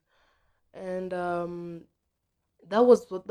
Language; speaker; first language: English; non-native, local second language; Swahili